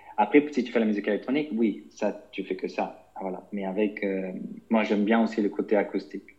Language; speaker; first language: French; non-native, fluent; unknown